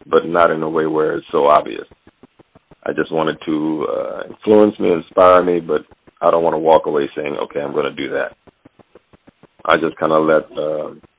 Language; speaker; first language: English; native; English